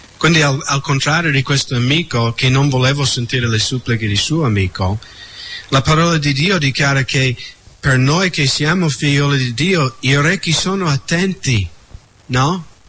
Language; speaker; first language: Italian; non-native, fluent; English